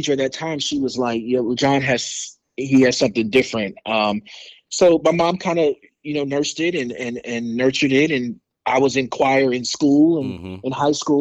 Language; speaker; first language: English; native; English